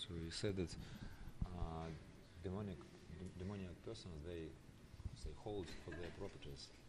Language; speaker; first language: English; non-native, learner; Russian